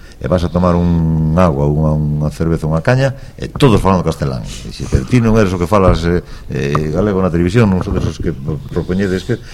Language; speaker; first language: Galician; native; Galician